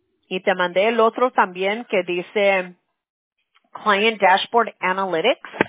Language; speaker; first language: Spanish; early bilingual, other home language; English